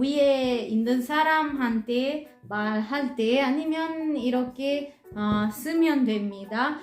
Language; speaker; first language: Korean; non-native, learner; Italian